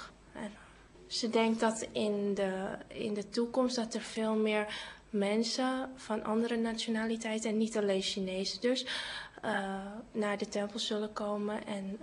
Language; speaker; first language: Dutch; early bilingual, other home language; Cantonese